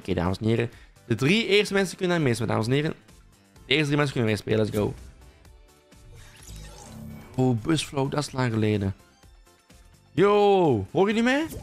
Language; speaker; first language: Dutch; native; Dutch